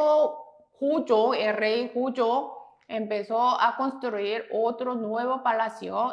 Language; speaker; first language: Spanish; non-native, fluent; Korean